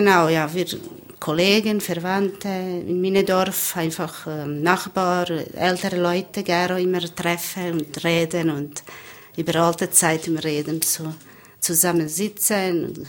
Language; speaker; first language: German; non-native, learner; Bosnian